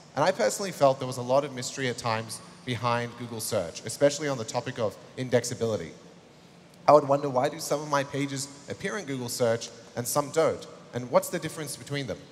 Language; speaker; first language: English; native; English